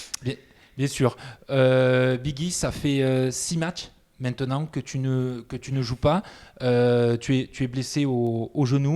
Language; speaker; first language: French; native; French